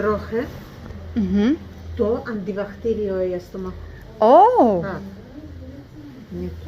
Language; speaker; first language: Polish; non-native, learner; Greek